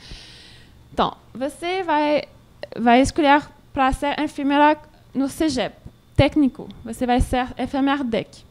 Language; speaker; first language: Portuguese; non-native, learner; French